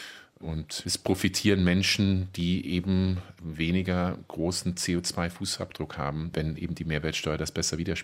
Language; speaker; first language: German; native; German